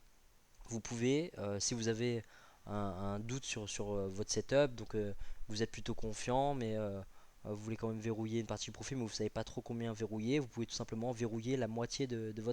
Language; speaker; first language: French; native; French